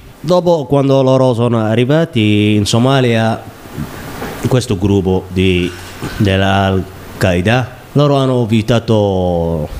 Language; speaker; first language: Italian; non-native, learner; Somali